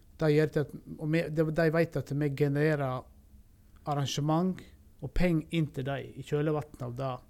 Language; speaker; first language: Norwegian; native; Norwegian